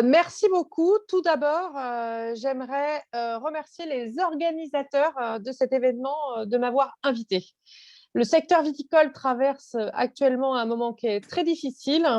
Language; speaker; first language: French; non-native, fluent; Portuguese